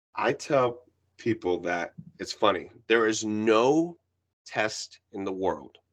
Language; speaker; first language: English; early bilingual, other home language; Spanish